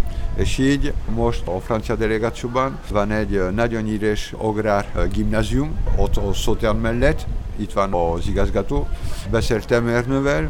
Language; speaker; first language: Hungarian; non-native, learner; French